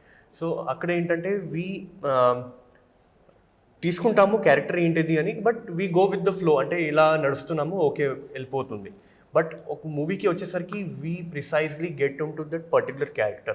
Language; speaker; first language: Telugu; non-native, fluent; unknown